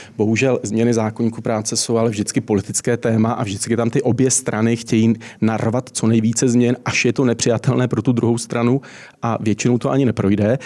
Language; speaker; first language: Czech; native; Czech